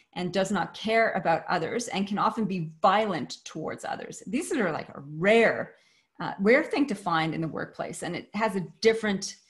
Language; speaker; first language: English; native; English